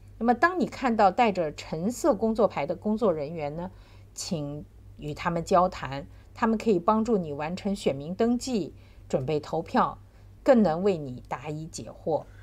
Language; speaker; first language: Chinese; native; Chinese